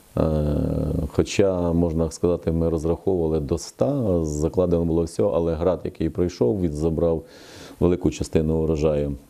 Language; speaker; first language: Ukrainian; native; Ukrainian